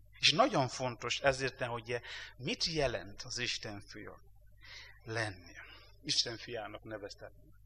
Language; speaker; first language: Hungarian; non-native, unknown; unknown